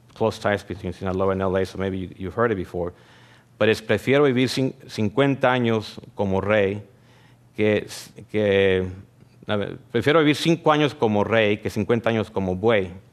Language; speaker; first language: Spanish; early bilingual, heritage; Spanish